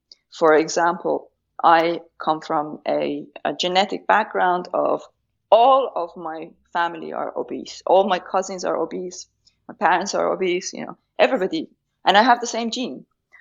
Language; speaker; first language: English; non-native, fluent; Persian